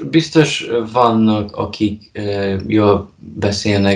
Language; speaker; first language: Hungarian; non-native, learner; Polish